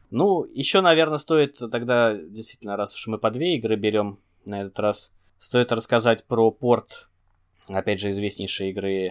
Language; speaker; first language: Russian; native; Russian